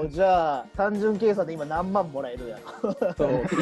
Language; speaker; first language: Japanese; native; Japanese